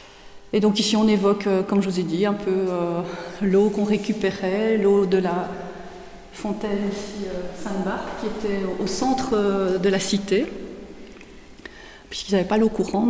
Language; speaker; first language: French; native; French